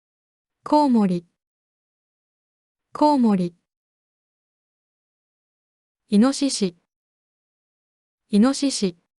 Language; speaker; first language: Japanese; native; Japanese